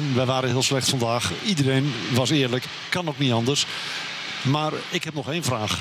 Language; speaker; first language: Dutch; native; Dutch